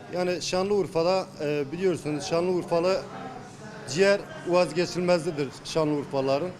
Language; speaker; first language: Turkish; native; Turkish